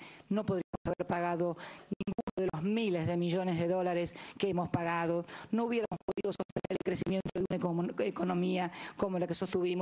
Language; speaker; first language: Spanish; native; Spanish